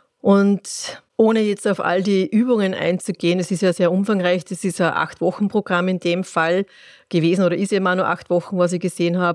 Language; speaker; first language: German; native; German